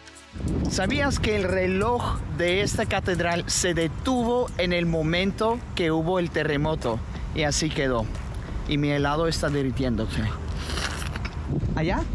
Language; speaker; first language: Spanish; non-native, fluent; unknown